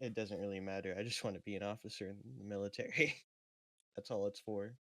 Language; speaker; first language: English; native; English